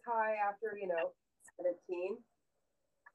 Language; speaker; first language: English; native; English